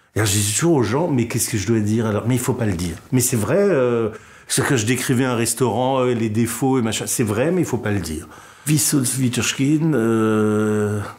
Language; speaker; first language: French; native; French